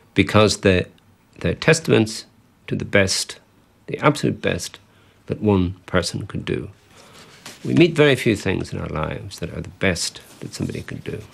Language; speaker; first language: English; native; English